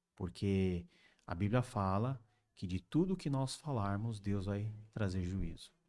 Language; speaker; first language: Portuguese; early bilingual, other home language; Korean